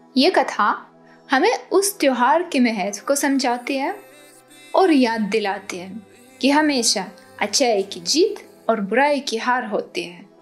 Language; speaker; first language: Hindi; non-native, fluent; Ukrainian